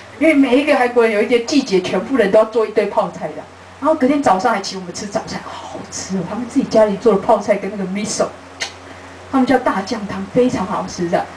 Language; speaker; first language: Chinese; native; Chinese